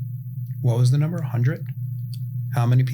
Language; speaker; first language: English; native; English